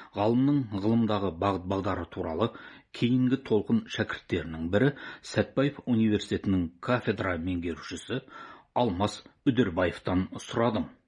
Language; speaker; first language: Kazakh; native; Kazakh